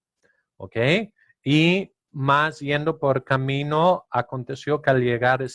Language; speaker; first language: Spanish; non-native, fluent; Danish